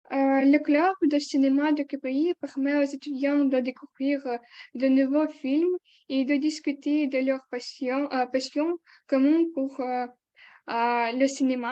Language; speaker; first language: French; non-native, learner; Ukrainian